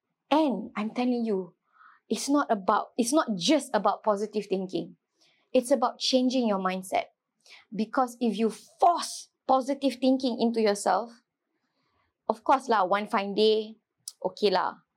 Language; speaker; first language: English; non-native, local second language; Malay